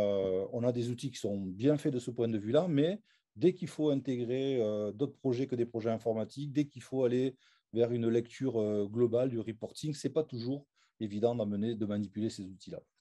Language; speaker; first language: French; native; French